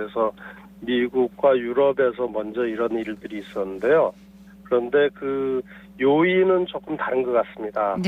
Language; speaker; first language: Korean; native; Korean